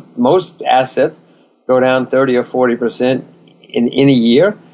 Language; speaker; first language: English; native; English